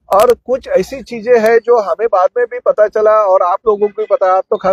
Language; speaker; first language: Hindi; non-native, local second language; Marathi